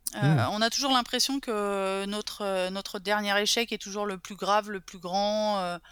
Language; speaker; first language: French; native; French